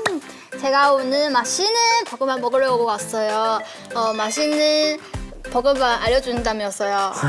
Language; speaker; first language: Korean; non-native, learner; Chinese